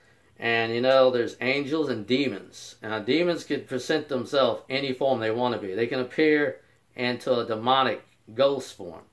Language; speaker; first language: English; native; English